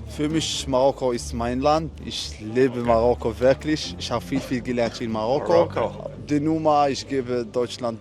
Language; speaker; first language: German; non-native, learner; Arabic